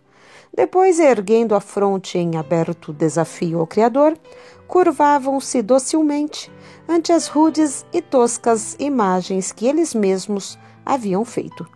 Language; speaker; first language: Portuguese; native; Portuguese